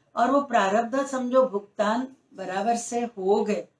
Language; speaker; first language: Hindi; non-native, local second language; Marathi